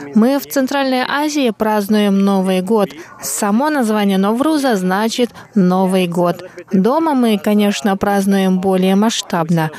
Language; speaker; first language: Russian; non-native, fluent; Kazakh